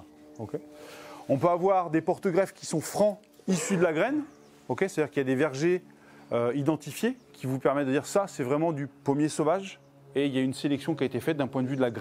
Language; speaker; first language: French; native; French